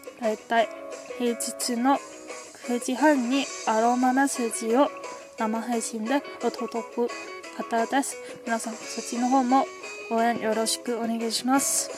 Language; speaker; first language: Japanese; non-native, learner; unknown